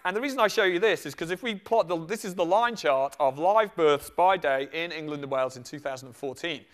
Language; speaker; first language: English; native; English